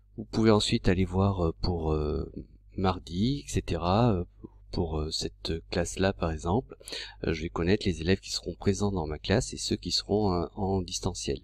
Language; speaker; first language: French; native; French